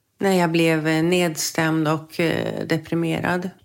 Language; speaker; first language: Swedish; native; Swedish